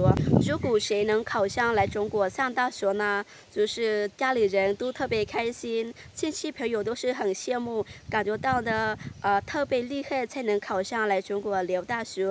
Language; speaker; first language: Chinese; non-native, fluent; Lao